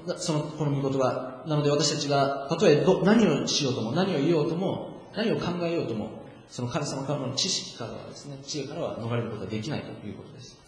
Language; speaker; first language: Japanese; native; Japanese